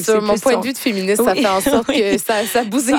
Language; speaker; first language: French; native; French